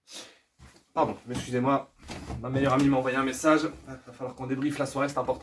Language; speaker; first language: French; native; French